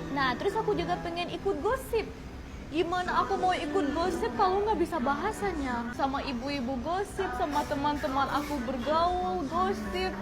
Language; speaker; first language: Indonesian; non-native, fluent; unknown